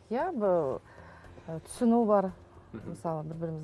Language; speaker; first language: Kazakh; non-native, local second language; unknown